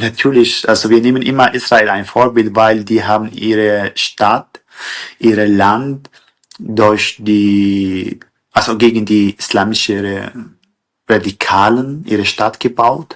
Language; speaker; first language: German; non-native, fluent; Kurdish